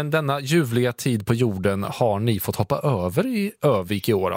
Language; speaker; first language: Swedish; native; Swedish